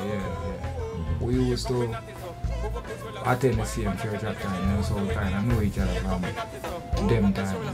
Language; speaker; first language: English; non-native, local second language; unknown